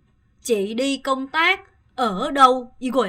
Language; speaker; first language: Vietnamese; non-native, fluent; Korean